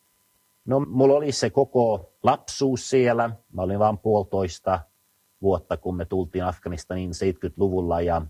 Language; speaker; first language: Finnish; non-native, fluent; Swedish